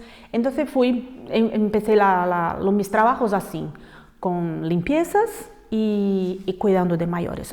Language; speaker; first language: Spanish; non-native, fluent; Portuguese